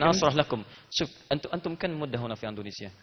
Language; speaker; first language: Arabic; non-native, fluent; Indonesian